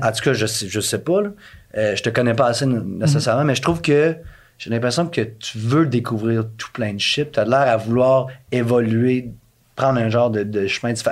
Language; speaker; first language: French; native; French